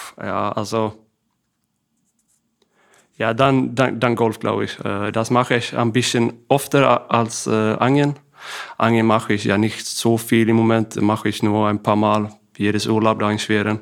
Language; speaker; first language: German; non-native, fluent; Swedish